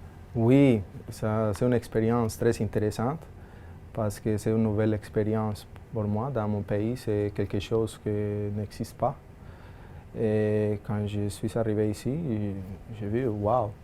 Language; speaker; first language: French; non-native, fluent; Spanish